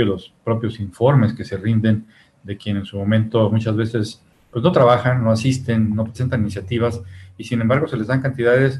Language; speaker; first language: Spanish; native; Spanish